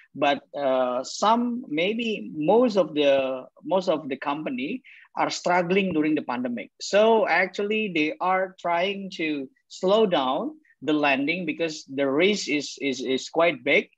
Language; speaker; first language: English; non-native, fluent; Indonesian